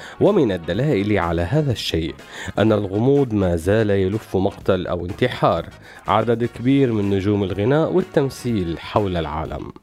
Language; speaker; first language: Arabic; native; Arabic